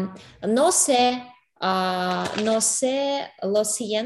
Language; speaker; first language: Spanish; non-native, learner; English